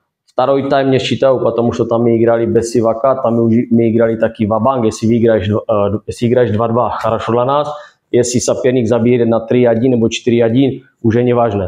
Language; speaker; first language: Russian; non-native, fluent; Czech